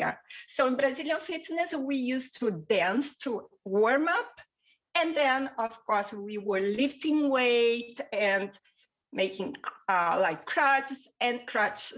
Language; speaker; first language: English; non-native, fluent; Portuguese